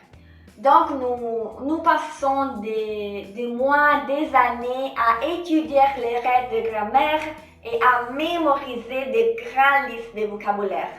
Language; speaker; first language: French; non-native, fluent; Italian